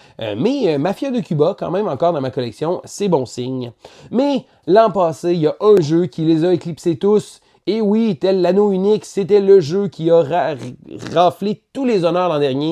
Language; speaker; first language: French; native; French